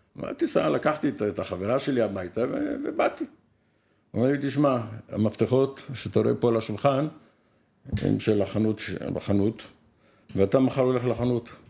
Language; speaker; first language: Hebrew; native; Hebrew